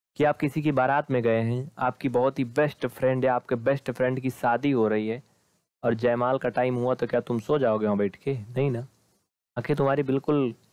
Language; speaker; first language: Hindi; native; Hindi